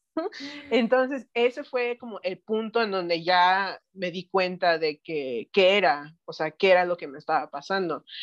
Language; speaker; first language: Spanish; early bilingual, heritage; Spanish